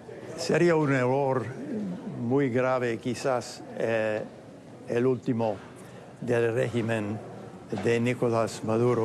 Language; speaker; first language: Spanish; non-native, fluent; English